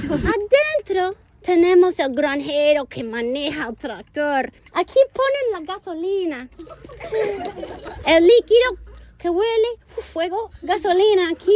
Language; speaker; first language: Spanish; non-native, fluent; English